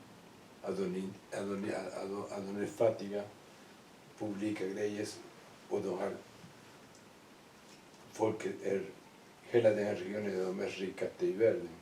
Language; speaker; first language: Swedish; non-native, fluent; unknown